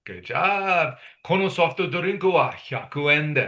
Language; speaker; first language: Japanese; non-native, fluent; English